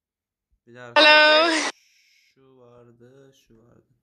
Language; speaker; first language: Turkish; native; Turkish